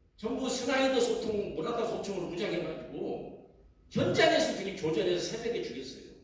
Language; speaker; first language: Korean; native; Korean